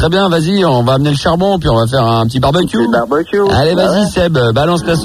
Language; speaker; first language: French; native; French